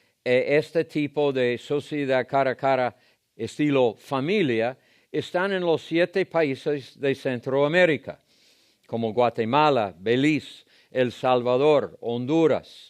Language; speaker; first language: Spanish; non-native, fluent; English